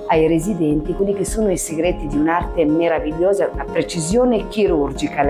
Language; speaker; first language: Italian; native; Italian